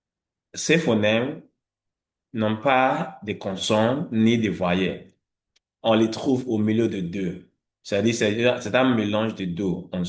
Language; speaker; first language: French; non-native, fluent; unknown